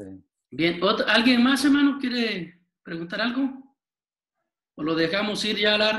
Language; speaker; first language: Spanish; native; Spanish